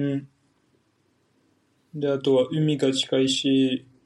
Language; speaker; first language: Japanese; non-native, fluent; French